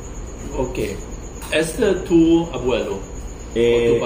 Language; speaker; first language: Spanish; non-native, learner; German